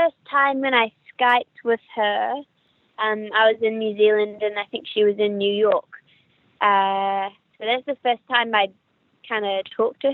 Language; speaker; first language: English; native; English